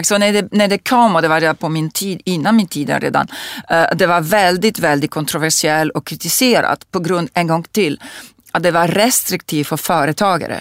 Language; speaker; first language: Swedish; non-native, fluent; Italian